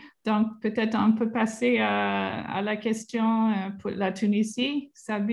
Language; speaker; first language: French; non-native, fluent; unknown